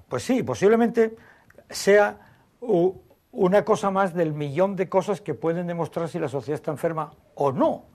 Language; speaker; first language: Spanish; native; Spanish